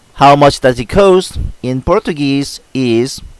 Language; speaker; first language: English; non-native, fluent; Korean